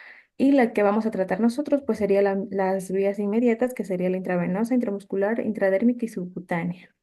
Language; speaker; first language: Spanish; native; Spanish